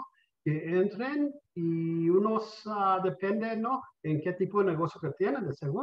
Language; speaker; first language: Spanish; early bilingual, heritage; Spanish